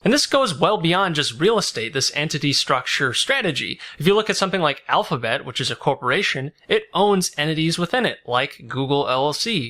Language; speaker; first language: English; native; English